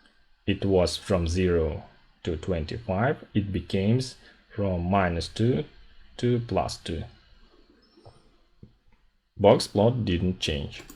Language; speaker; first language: English; non-native, fluent; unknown